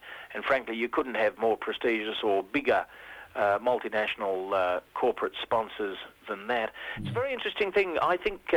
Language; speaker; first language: English; native; English